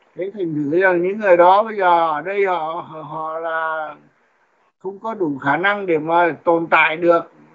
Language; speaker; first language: Vietnamese; native; Vietnamese